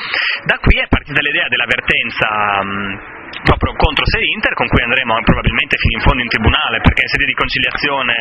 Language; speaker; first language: Italian; native; Italian